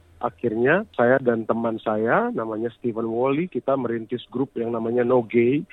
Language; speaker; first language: Indonesian; native; Indonesian